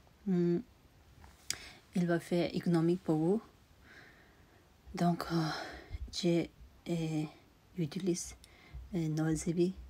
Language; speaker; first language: French; non-native, learner; Tibetan